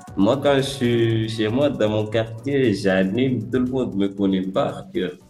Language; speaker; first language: French; early bilingual, other home language; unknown